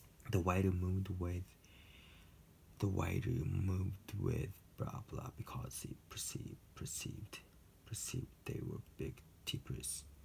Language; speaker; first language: English; non-native, fluent; Japanese